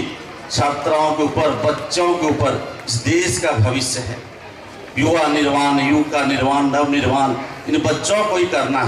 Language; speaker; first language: Hindi; native; Hindi